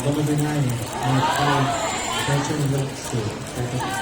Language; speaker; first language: Thai; native; Thai